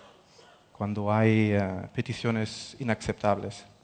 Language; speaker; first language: Spanish; non-native, fluent; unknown